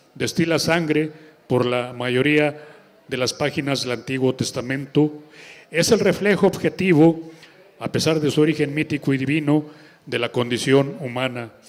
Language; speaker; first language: Spanish; native; Spanish